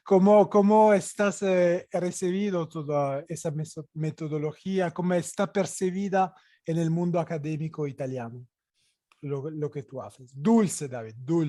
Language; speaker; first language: Spanish; non-native, fluent; Italian